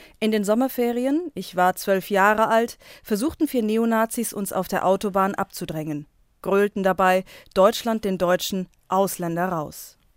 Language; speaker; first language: German; native; German